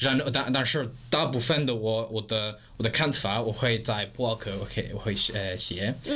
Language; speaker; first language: Chinese; non-native, learner; English